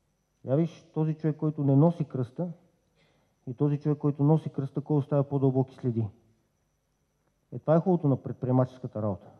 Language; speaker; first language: Bulgarian; native; Bulgarian